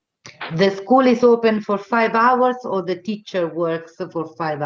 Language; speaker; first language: English; non-native, fluent; Italian